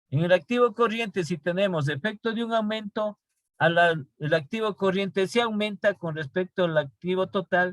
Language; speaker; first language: Spanish; native; Spanish